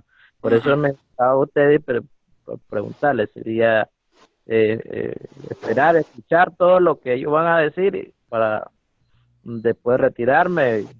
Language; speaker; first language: Spanish; native; Spanish